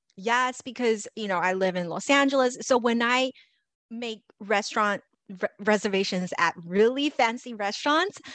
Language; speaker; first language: English; native; English